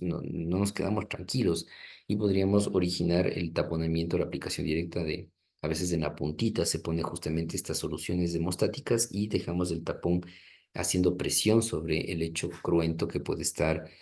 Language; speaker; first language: Spanish; native; Spanish